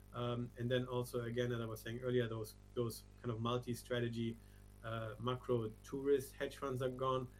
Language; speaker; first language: English; non-native, fluent; German